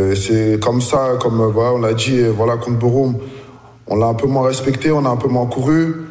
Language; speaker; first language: French; native; French